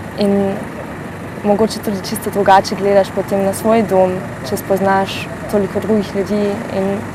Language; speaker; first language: Slovenian; native; Slovenian